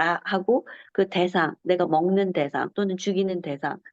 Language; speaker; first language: Korean; native; Korean